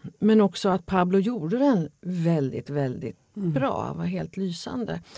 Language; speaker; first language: Swedish; native; Swedish